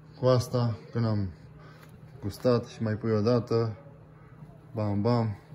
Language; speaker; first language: Romanian; early bilingual, heritage; Romanian